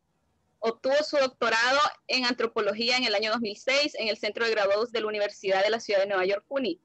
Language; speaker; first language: Spanish; native; Spanish